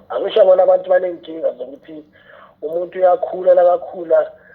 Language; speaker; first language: Zulu; non-native, local second language; South Ndebele